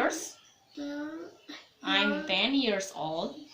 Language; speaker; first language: English; non-native, learner; Indonesian